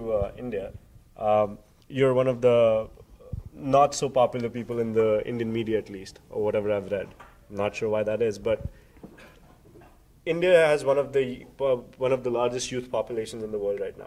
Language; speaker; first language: English; non-native, local second language; Hindi